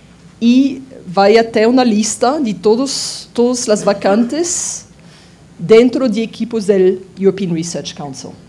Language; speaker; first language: Spanish; non-native, fluent; French